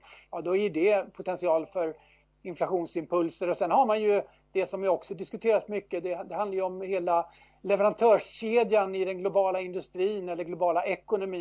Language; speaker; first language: Swedish; native; Swedish